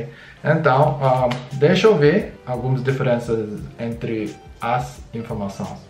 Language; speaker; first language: Portuguese; non-native, learner; English